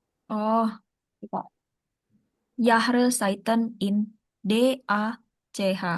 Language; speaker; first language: German; non-native, learner; Indonesian